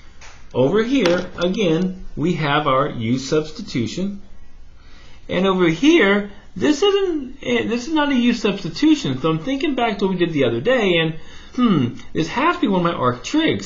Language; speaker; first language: English; native; English